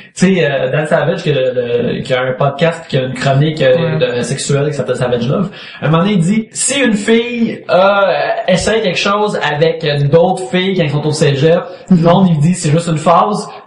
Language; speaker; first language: French; native; French